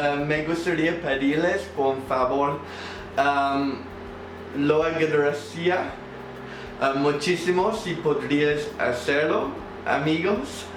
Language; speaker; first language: Spanish; non-native, fluent; English